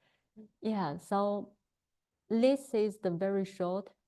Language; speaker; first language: English; non-native, learner; Chinese